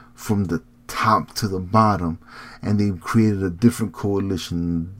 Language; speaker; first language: English; early bilingual, heritage; Spanish